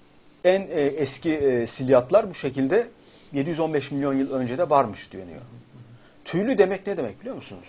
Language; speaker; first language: Turkish; native; Turkish